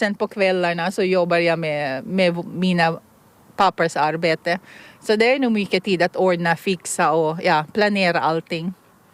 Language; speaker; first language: Swedish; non-native, fluent; Filipino